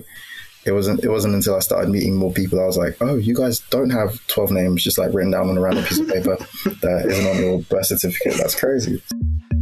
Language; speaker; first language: English; native; English